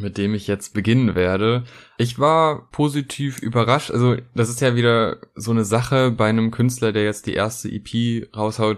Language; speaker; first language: German; native; German